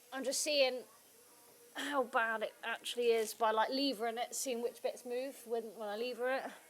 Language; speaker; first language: English; native; English